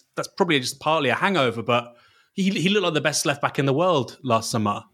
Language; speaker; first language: English; native; English